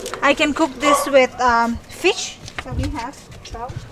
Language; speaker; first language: English; non-native, fluent; Thai